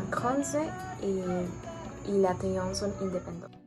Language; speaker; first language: French; non-native, learner; Spanish